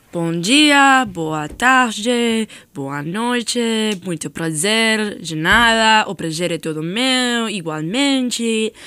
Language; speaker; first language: Portuguese; non-native, learner; Spanish